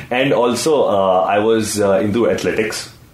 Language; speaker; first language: English; non-native, local second language; Hindi